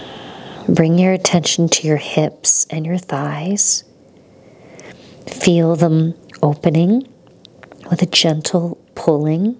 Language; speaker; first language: English; native; English